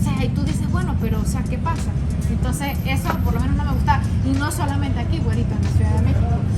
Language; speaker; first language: Spanish; native; Spanish